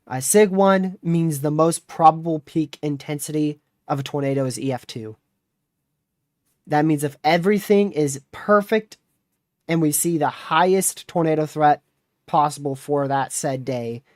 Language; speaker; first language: English; native; English